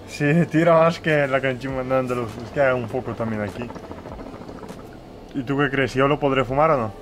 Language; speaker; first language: Spanish; native; Spanish